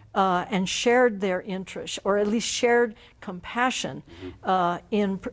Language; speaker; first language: English; native; English